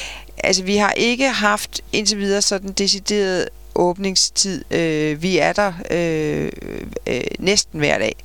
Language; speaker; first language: Danish; native; Danish